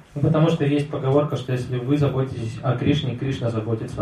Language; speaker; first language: Russian; native; Russian